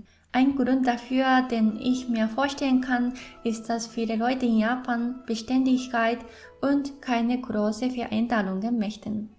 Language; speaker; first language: German; non-native, fluent; Japanese